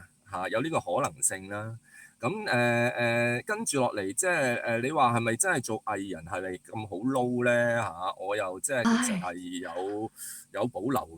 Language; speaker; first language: Cantonese; native; Cantonese